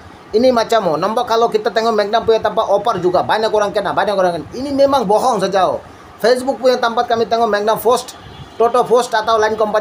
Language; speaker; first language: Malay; non-native, learner; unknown